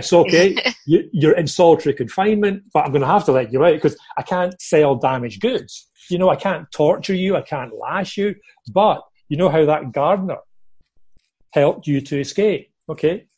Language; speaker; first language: English; native; English